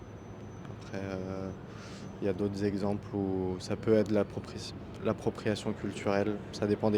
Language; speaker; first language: French; non-native, fluent; Russian